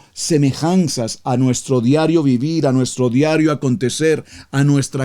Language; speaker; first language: Spanish; native; Spanish